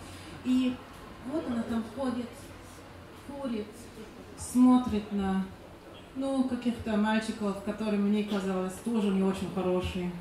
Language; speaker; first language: Russian; non-native, learner; German